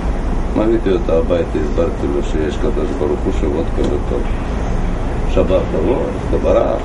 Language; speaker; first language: Hebrew; non-native, learner; Russian